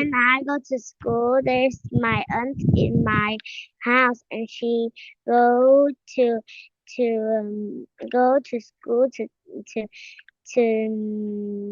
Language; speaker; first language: English; non-native, learner; Vietnamese